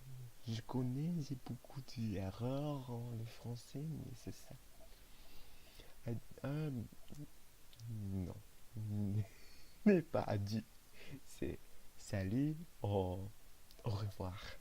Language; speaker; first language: French; non-native, learner; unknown